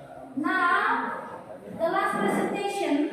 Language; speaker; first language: English; non-native, learner; Indonesian